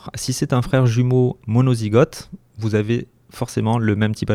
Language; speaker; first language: French; native; French